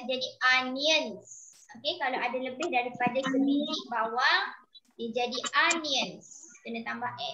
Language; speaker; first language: Malay; native; Malay